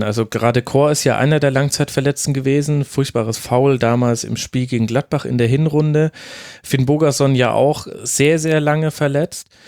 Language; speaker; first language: German; native; German